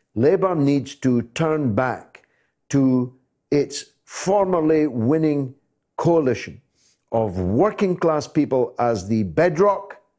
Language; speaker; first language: English; native; English